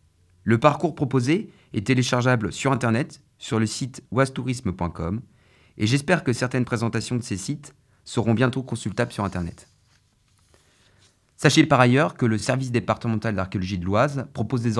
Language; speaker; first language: French; native; French